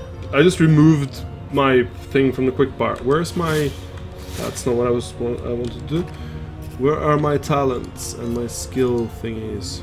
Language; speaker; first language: English; non-native, fluent; Norwegian